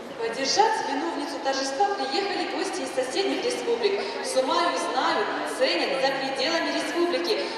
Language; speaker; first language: Russian; non-native, local second language; Chechen